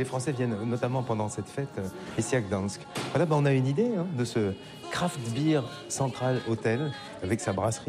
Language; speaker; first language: French; native; French